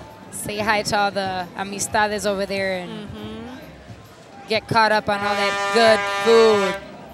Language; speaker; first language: English; early bilingual, other home language; Spanish